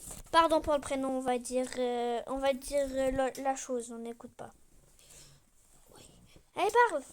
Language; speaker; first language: French; native; French